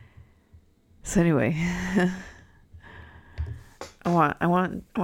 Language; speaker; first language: English; native; English